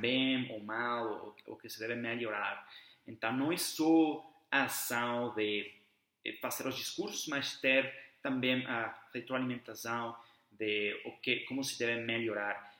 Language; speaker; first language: Portuguese; non-native, fluent; Spanish